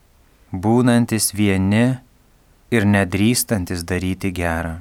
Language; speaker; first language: Lithuanian; native; Lithuanian